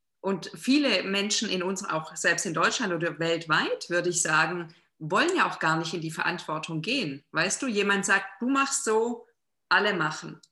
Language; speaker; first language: German; native; German